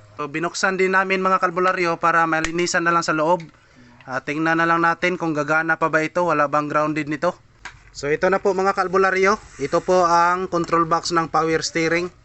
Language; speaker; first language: Filipino; non-native, local second language; Cebuano